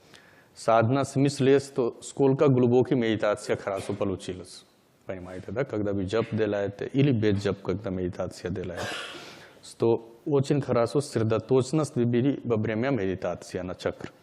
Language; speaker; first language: Russian; non-native, learner; Hindi